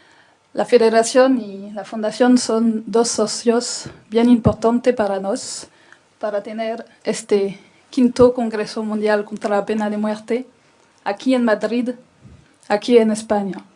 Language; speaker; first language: Spanish; non-native, fluent; French